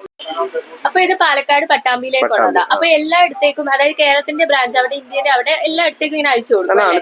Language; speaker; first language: Malayalam; native; Malayalam